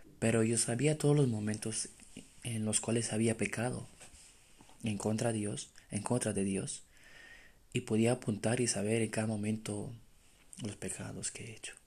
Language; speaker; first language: Spanish; non-native, fluent; Romanian